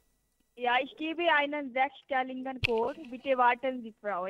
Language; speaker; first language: German; non-native, learner; Hindi